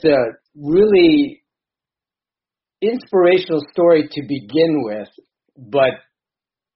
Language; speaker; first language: English; native; English